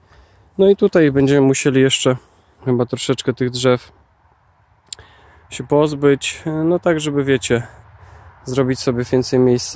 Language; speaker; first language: Polish; native; Polish